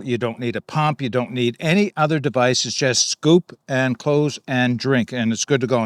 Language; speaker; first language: English; native; English